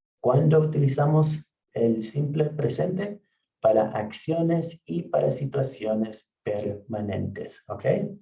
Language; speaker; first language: Spanish; non-native, fluent; English